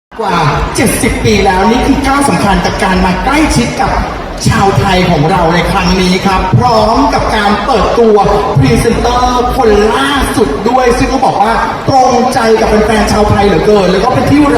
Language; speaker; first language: Thai; native; Thai